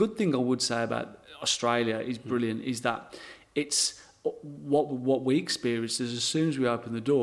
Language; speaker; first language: English; native; English